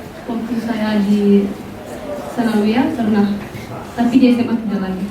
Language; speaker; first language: Indonesian; non-native, local second language; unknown